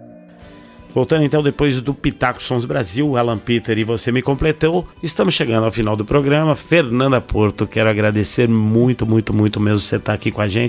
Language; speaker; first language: Portuguese; native; Portuguese